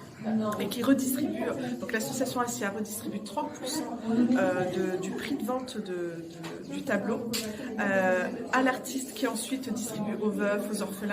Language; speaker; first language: French; native; French